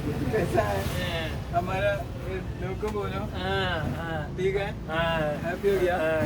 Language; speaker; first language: Hindi; non-native, local second language; Malayalam